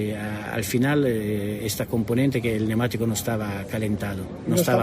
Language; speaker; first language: Spanish; non-native, learner; Italian